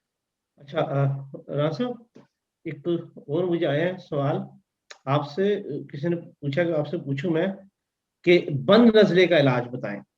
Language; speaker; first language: Urdu; native; Urdu